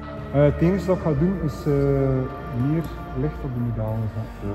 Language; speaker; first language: Dutch; native; Dutch